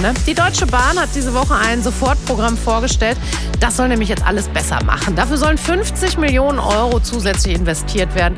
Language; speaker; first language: German; native; German